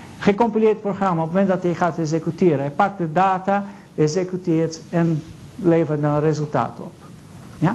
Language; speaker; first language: Dutch; non-native, fluent; Portuguese